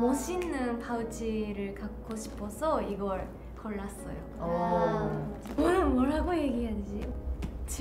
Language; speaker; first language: Korean; non-native, fluent; Japanese